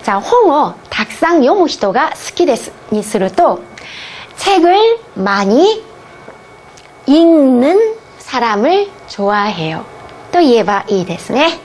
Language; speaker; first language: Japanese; non-native, fluent; Korean